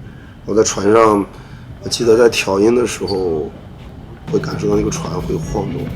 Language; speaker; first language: Chinese; native; Chinese